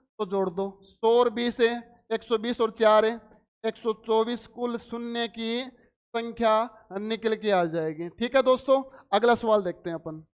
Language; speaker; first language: Hindi; native; Hindi